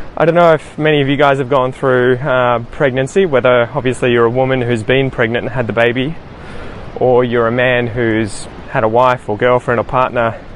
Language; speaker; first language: English; native; English